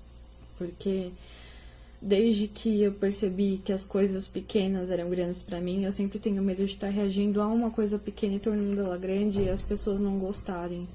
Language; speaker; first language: Portuguese; native; Portuguese